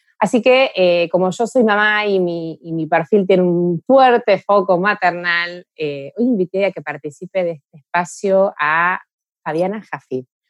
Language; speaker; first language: Spanish; native; Spanish